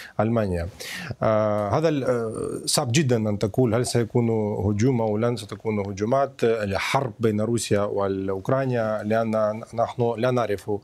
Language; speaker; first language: Arabic; non-native, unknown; Ukrainian